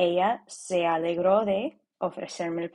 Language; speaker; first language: Spanish; non-native, fluent; English